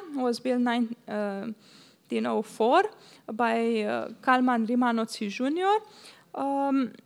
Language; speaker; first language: English; non-native, fluent; Romanian